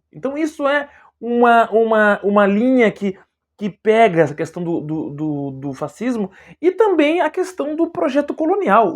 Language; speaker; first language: Portuguese; native; Portuguese